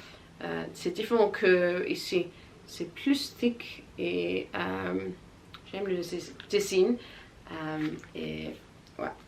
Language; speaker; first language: French; non-native, learner; English